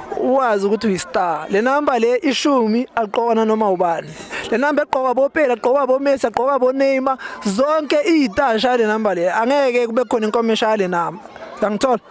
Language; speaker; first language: Zulu; non-native, local second language; Tsonga